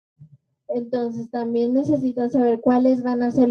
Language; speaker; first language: Spanish; native; Spanish